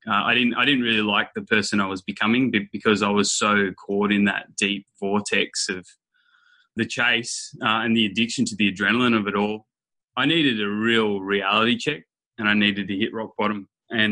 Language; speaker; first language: English; native; English